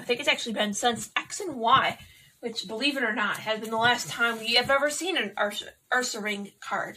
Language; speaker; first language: English; native; English